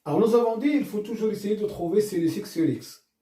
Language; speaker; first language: French; non-native, local second language; Arabic